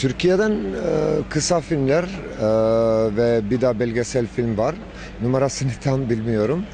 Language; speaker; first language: Turkish; non-native, local second language; Albanian